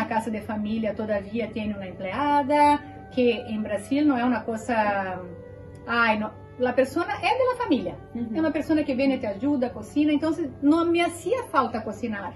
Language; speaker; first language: Spanish; non-native, fluent; Portuguese